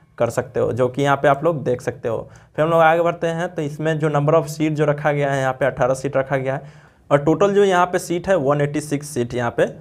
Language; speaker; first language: Hindi; native; Hindi